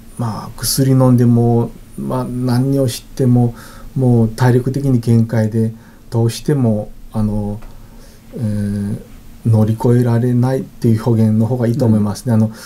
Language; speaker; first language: Japanese; non-native, fluent; Korean